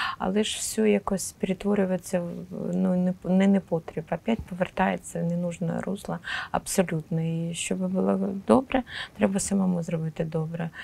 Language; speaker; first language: Ukrainian; non-native, local second language; Russian